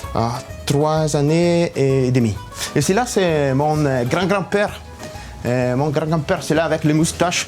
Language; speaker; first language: French; non-native, learner; Italian